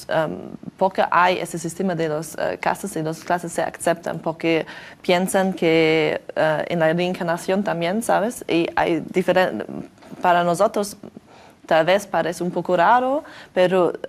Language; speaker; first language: Spanish; non-native, learner; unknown